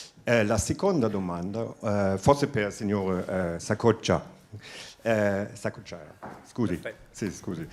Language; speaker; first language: Italian; non-native, fluent; German